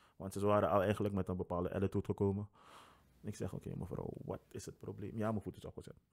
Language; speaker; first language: Dutch; native; Dutch